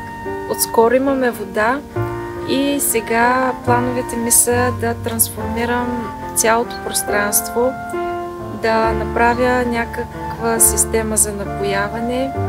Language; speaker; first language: Bulgarian; native; Bulgarian